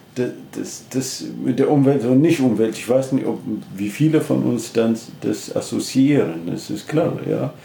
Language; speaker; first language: German; non-native, fluent; Amharic